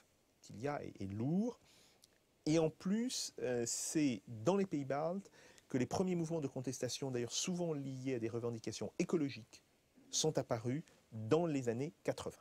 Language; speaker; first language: French; native; French